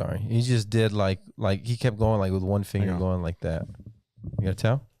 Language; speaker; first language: English; native; English